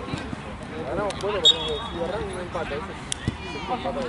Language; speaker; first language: Spanish; native; Spanish